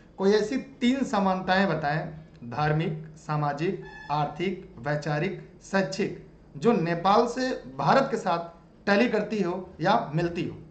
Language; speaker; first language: Hindi; native; Hindi